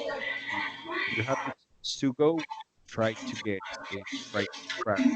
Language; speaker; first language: English; non-native, fluent; Spanish